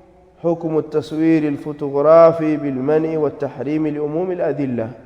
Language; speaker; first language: Arabic; non-native, fluent; Swahili